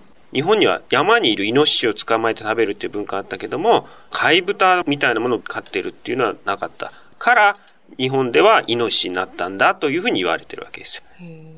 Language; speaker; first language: Japanese; native; Japanese